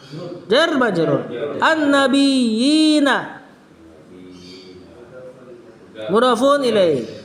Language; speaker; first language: Arabic; non-native, fluent; Indonesian